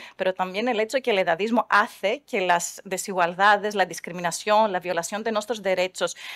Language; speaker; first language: Spanish; non-native, fluent; Greek